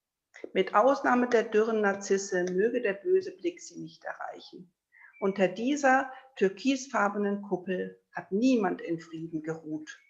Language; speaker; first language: German; native; German